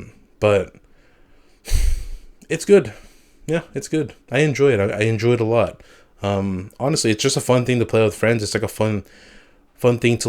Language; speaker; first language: English; native; English